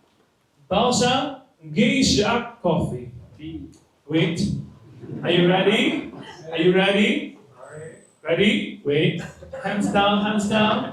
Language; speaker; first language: English; non-native, fluent; Chinese